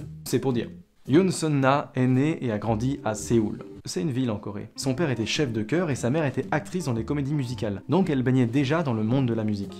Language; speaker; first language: French; native; French